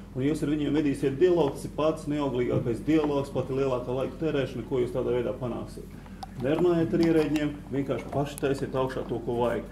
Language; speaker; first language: Latvian; native; Latvian